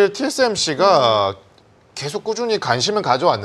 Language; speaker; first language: Korean; native; Korean